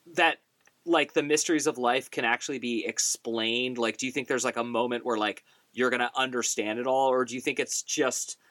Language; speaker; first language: English; native; English